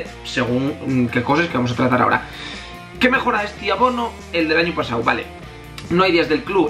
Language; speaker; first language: Spanish; native; Spanish